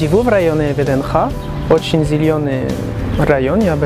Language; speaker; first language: Russian; non-native, fluent; French